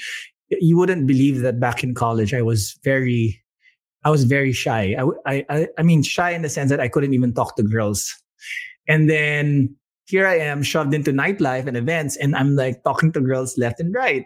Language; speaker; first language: English; non-native, local second language; Filipino